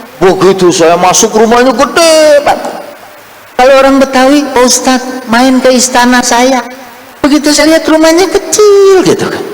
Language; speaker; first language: Indonesian; native; Indonesian